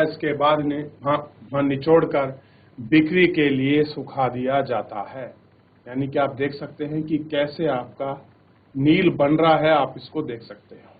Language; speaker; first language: Hindi; native; Hindi